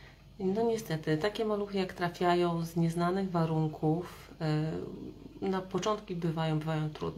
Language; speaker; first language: Polish; native; Polish